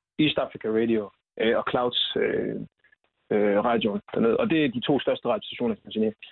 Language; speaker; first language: Danish; early bilingual, other home language; Swahili